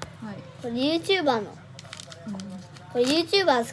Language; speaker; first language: Japanese; early bilingual, other home language; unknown